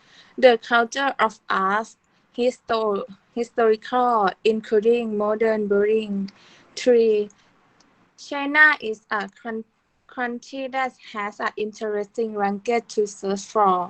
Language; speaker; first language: English; non-native, learner; Thai